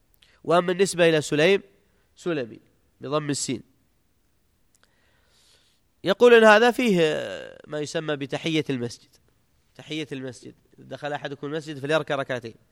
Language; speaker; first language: Arabic; native; Arabic